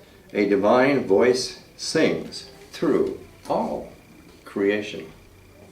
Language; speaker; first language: English; native; English